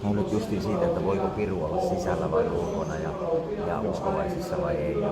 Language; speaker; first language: Finnish; native; Finnish